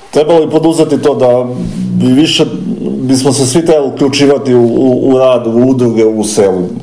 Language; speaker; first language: Croatian; non-native, local second language; Rusyn